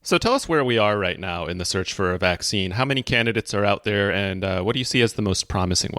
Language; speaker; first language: English; native; English